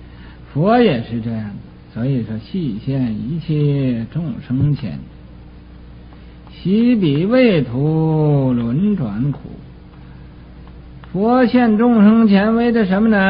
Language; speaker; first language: Chinese; native; Chinese